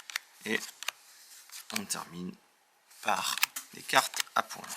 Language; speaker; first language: French; native; French